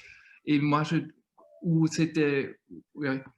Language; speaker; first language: French; non-native, fluent; German